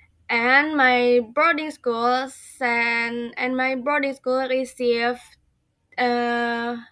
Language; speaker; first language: English; non-native, learner; Indonesian